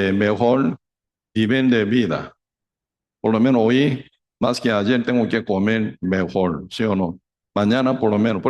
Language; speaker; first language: Spanish; non-native, fluent; Korean